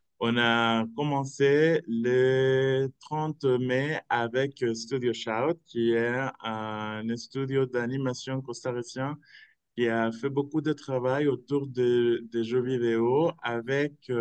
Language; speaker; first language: French; non-native, fluent; Spanish